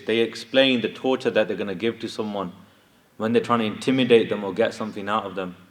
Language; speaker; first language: English; early bilingual, other home language; Punjabi